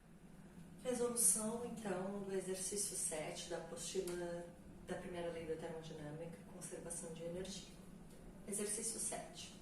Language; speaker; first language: Portuguese; native; Portuguese